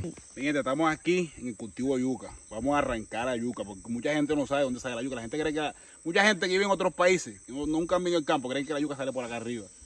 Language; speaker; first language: Spanish; native; Spanish